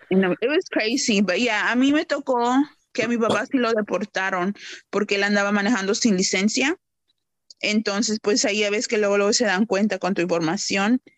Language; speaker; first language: Spanish; early bilingual, heritage; Spanish